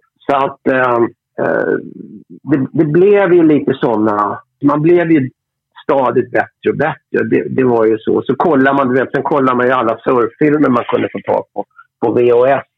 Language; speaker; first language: Swedish; native; Swedish